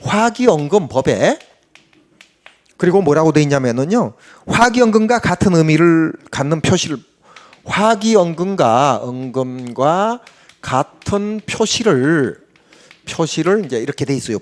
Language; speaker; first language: Korean; native; Korean